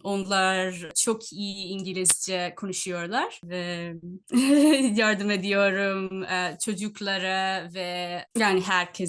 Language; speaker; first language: Turkish; non-native, fluent; Telugu